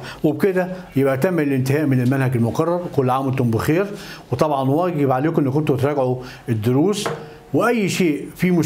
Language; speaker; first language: Arabic; native; Arabic